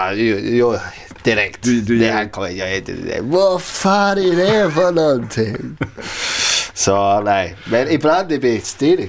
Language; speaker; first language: Swedish; non-native, learner; English